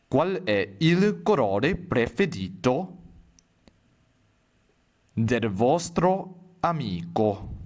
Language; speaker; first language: Italian; non-native, fluent; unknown